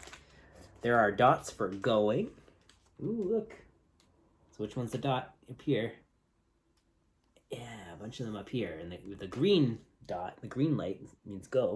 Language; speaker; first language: English; native; English